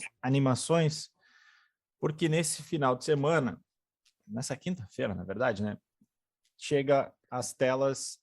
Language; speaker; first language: Portuguese; native; Portuguese